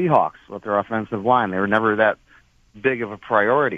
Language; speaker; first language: English; native; English